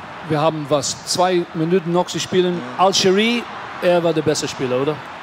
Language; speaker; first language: German; non-native, learner; English